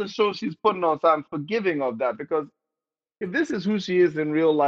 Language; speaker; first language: English; non-native, local second language; Igbo